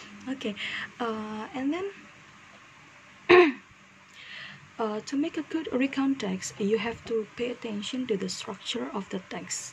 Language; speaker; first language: English; non-native, fluent; Indonesian